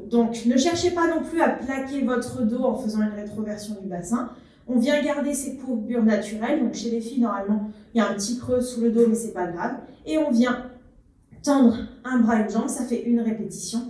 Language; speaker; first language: French; native; French